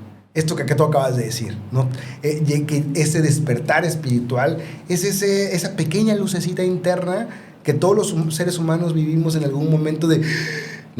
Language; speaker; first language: Spanish; native; Spanish